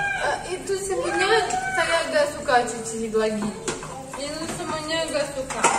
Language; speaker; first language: Indonesian; non-native, learner; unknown